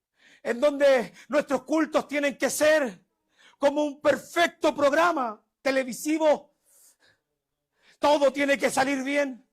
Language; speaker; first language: Spanish; native; Spanish